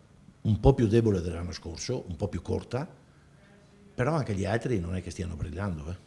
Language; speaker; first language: Italian; native; Italian